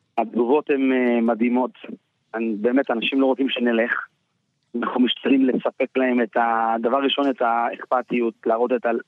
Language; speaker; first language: Hebrew; native; Hebrew